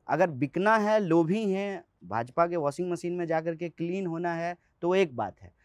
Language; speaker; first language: Hindi; native; Hindi